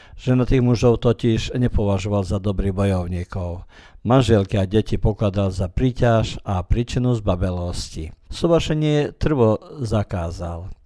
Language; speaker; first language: Slovak; early bilingual, heritage; Slovak